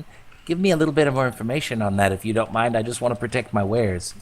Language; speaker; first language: English; native; English